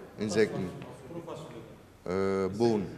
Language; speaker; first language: German; early bilingual, other home language; Turkish